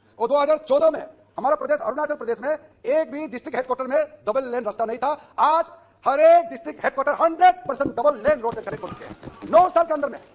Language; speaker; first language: Hindi; non-native, local second language; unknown